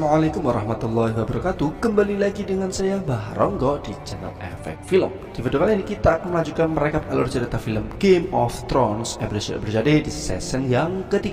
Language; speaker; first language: Indonesian; native; Indonesian